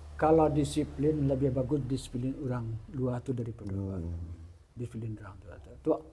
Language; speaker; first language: Malay; non-native, local second language; Minangkabau